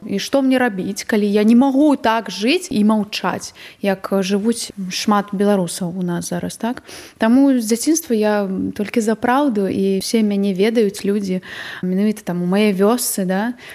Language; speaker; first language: Belarusian; non-native, local second language; Russian